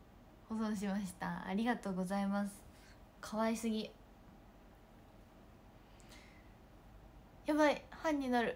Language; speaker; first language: Japanese; native; Japanese